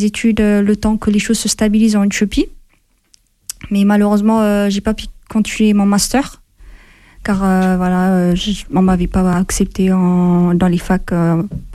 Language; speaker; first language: French; non-native, fluent; Amharic